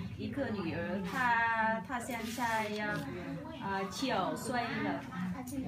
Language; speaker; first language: Chinese; non-native, learner; Vietnamese